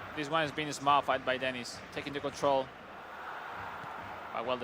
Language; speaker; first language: English; non-native, fluent; Spanish